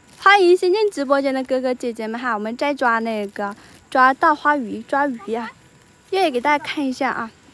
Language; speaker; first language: Chinese; non-native, local second language; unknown